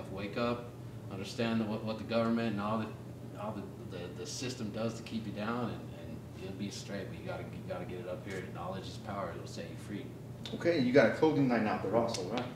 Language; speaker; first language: English; native; English